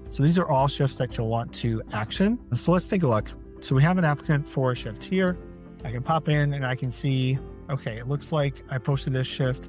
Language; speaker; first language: English; native; English